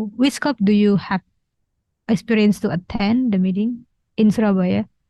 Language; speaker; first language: English; non-native, learner; Indonesian